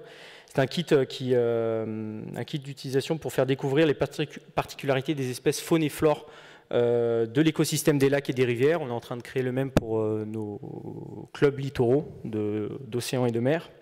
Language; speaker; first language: French; native; French